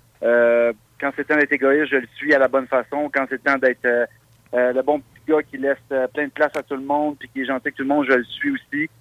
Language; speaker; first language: French; native; French